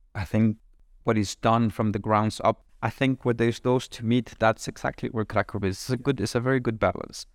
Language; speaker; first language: English; non-native, fluent; Spanish